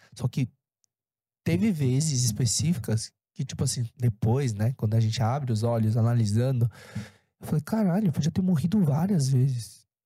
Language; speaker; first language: Portuguese; early bilingual, other home language; Korean